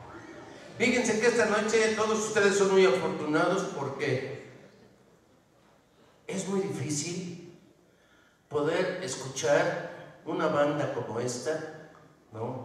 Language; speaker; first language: Spanish; native; Spanish